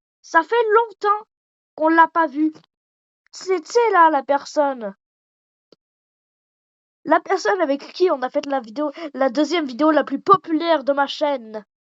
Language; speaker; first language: French; native; French